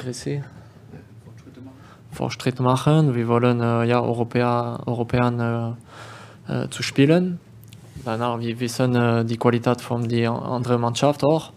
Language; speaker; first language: German; non-native, learner; French